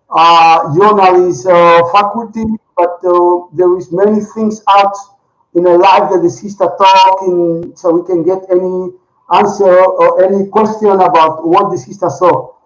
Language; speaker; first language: English; non-native, learner; Spanish